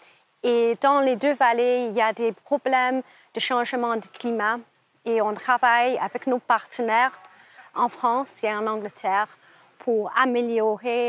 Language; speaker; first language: French; non-native, fluent; English